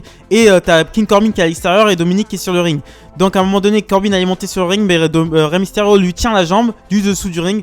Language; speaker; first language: French; native; French